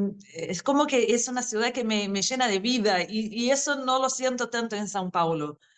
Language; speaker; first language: Spanish; non-native, fluent; Portuguese